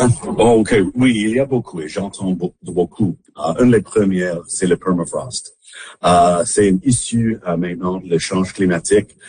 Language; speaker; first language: French; non-native, local second language; English